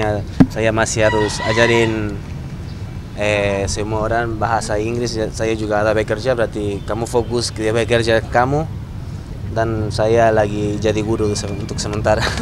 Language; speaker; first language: Indonesian; non-native, learner; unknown